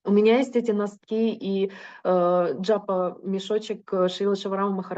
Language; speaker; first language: Russian; native; Russian